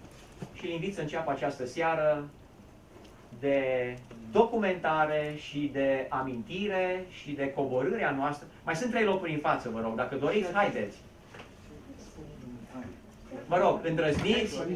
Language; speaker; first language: Romanian; native; Romanian